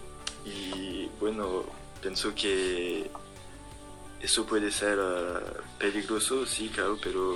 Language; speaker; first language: Spanish; non-native, learner; French